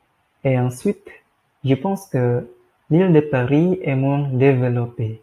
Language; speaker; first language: French; non-native, learner; Indonesian